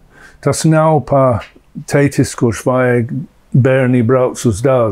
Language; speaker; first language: Latvian; non-native, learner; English